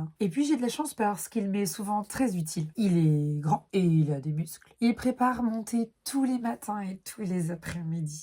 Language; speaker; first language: French; native; French